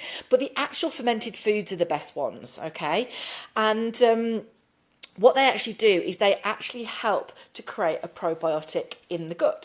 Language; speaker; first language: English; native; English